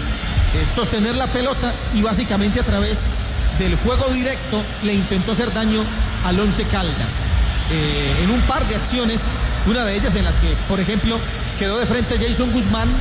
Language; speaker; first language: Spanish; native; Spanish